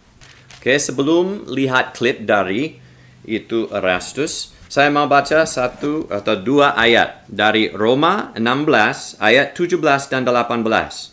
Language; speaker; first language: Indonesian; non-native, learner; English